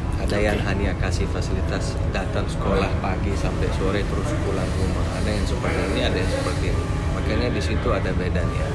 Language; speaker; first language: Indonesian; non-native, fluent; Arabic